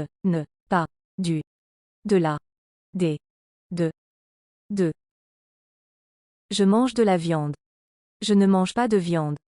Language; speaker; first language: French; non-native, learner; English